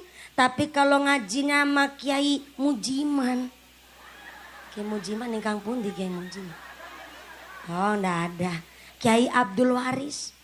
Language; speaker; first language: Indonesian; non-native, local second language; Javanese